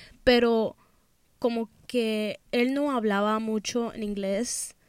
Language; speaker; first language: Spanish; early bilingual, heritage; Spanish